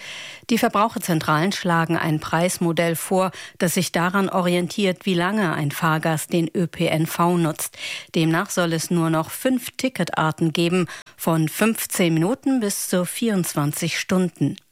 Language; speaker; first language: German; native; German